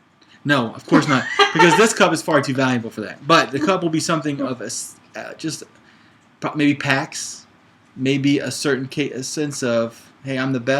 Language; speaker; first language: English; native; English